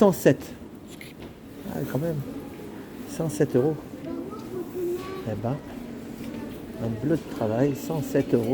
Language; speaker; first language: French; native; French